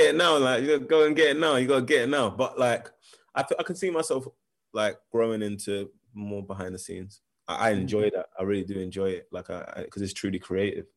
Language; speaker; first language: English; native; English